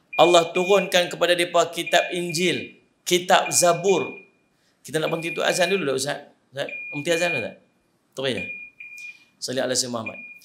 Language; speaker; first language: Malay; native; Malay